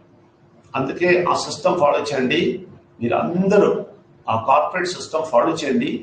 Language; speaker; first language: Telugu; non-native, fluent; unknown